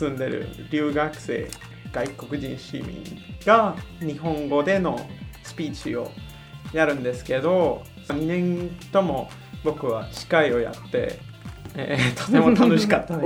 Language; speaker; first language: Japanese; non-native, fluent; Spanish